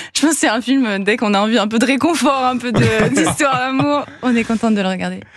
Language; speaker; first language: French; native; French